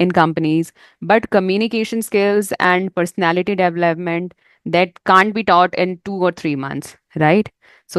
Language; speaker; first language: English; non-native, fluent; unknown